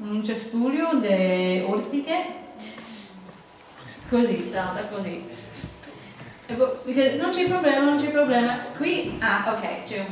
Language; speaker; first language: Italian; non-native, learner; English